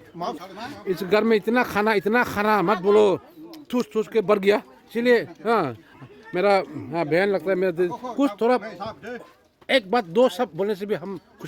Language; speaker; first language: Hindi; non-native, local second language; Rongmei Naga